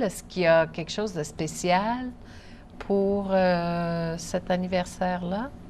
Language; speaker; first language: French; native; French